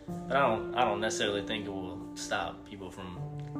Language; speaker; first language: English; native; English